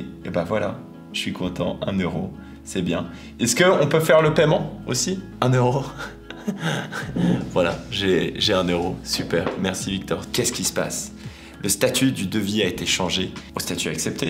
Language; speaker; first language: French; native; French